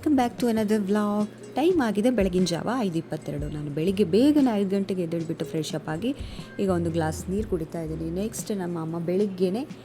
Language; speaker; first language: Kannada; non-native, local second language; Tulu